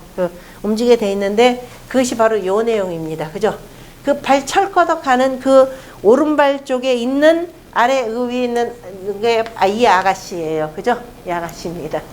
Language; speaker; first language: Korean; native; Korean